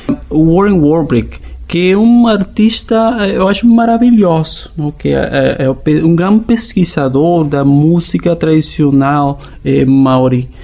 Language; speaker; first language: Portuguese; non-native, fluent; Spanish